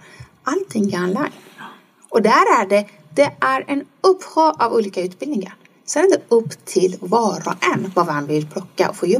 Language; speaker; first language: Swedish; non-native, fluent; Persian